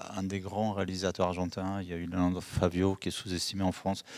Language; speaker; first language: French; early bilingual, other home language; Spanish